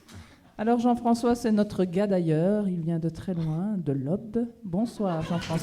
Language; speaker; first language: French; native; French